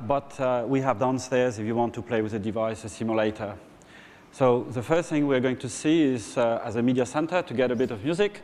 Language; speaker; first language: English; non-native, fluent; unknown